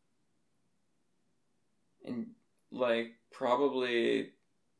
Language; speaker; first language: English; native; English